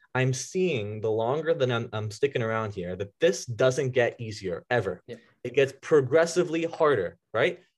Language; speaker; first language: English; native; English